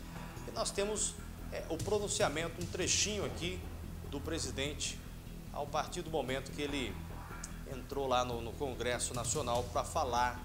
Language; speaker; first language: Portuguese; native; Portuguese